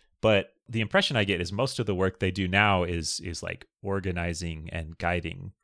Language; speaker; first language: English; native; English